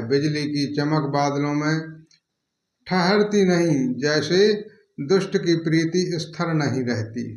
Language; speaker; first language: Hindi; native; Hindi